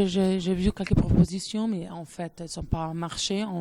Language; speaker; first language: French; non-native, fluent; Italian